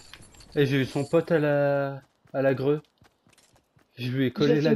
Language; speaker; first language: French; native; French